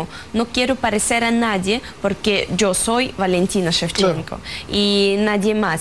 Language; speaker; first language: Spanish; non-native, fluent; Russian